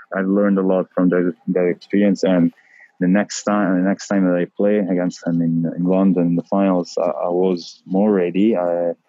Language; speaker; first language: English; non-native, fluent; Italian